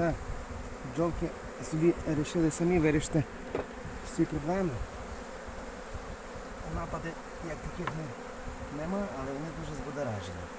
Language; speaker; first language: Ukrainian; native; Ukrainian